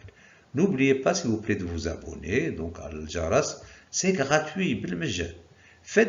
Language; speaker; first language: French; non-native, local second language; Arabic